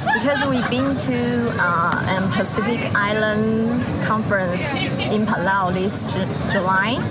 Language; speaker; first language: English; non-native, learner; Chinese